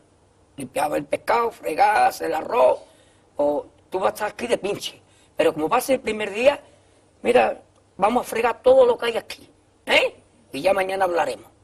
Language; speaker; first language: Spanish; native; Spanish